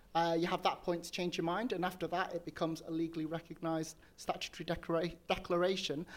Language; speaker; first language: English; native; English